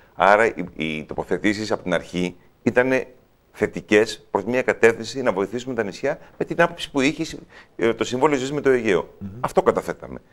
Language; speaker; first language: Greek; native; Greek